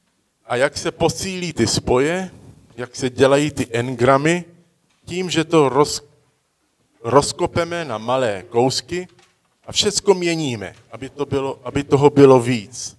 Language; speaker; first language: Czech; early bilingual, heritage; Czech